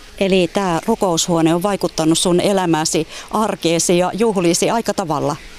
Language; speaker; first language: Finnish; native; Finnish